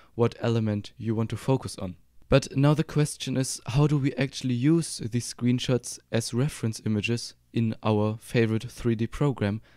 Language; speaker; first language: English; non-native, fluent; German